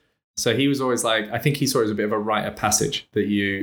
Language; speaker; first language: English; native; English